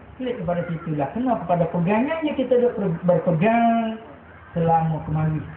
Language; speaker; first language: Malay; native; Malay